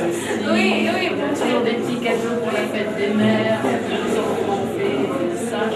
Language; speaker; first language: French; non-native, local second language; Arabic